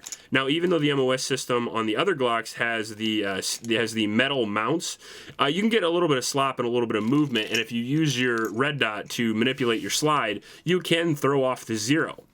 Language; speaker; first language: English; native; English